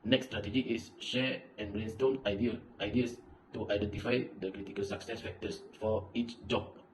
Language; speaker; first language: English; non-native, local second language; Malay